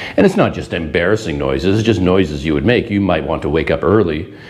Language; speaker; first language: English; native; English